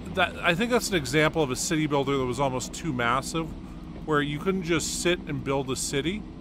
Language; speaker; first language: English; native; English